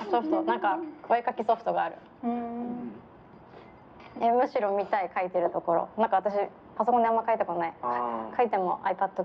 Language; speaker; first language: Japanese; native; Japanese